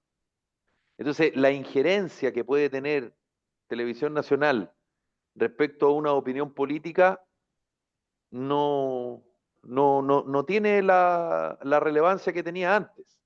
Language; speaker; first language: Spanish; native; Spanish